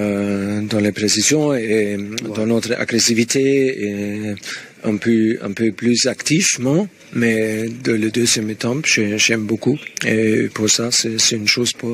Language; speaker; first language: French; non-native, learner; Spanish